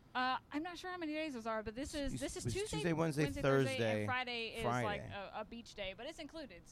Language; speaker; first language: English; native; English